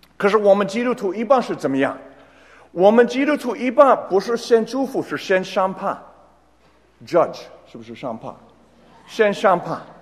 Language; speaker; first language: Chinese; non-native, fluent; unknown